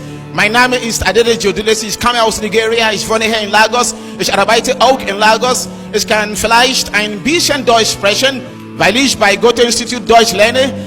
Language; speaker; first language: German; non-native, learner; Yoruba